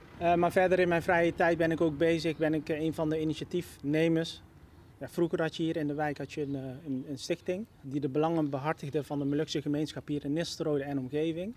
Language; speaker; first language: Dutch; native; Dutch